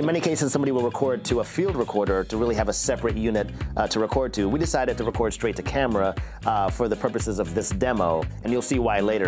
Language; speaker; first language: English; native; English